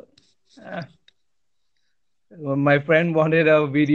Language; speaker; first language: English; non-native, local second language; Gujarati